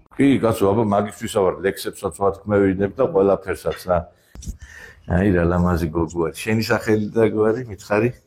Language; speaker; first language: Georgian; native; Georgian